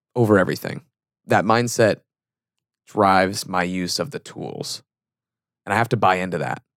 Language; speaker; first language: English; native; English